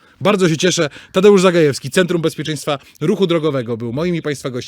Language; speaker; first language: Polish; native; Polish